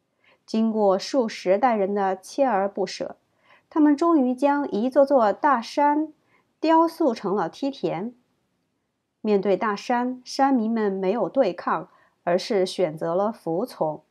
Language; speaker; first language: Chinese; native; Chinese